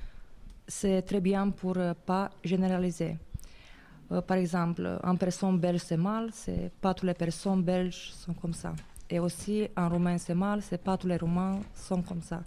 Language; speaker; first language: French; non-native, learner; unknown